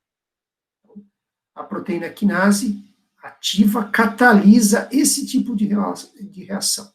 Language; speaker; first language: Portuguese; native; Portuguese